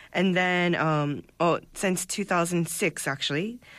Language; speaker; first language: English; native; English